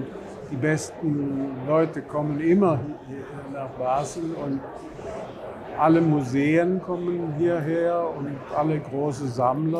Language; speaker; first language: German; non-native, fluent; Swedish